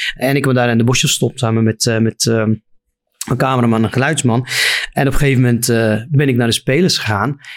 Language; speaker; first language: Dutch; non-native, fluent; Arabic